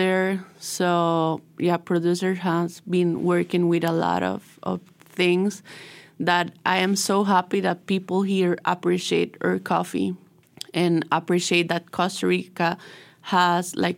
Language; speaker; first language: English; non-native, learner; Spanish